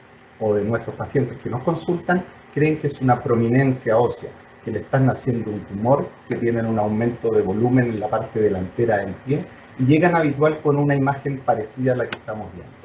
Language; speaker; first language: Spanish; native; Spanish